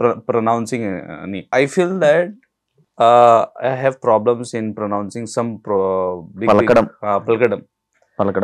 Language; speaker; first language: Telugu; non-native, local second language; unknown